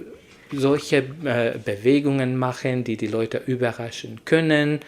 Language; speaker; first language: German; non-native, learner; Hungarian